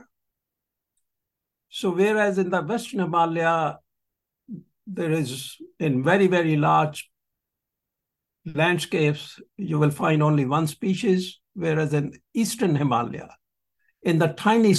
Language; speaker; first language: English; non-native, local second language; Punjabi